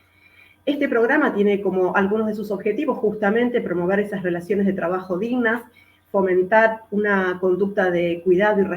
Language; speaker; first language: Spanish; native; Spanish